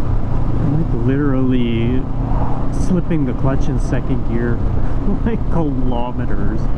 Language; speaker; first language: English; native; English